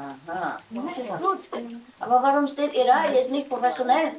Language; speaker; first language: German; non-native, learner; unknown